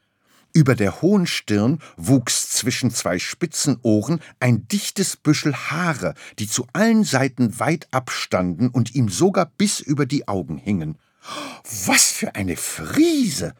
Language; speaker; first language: German; native; German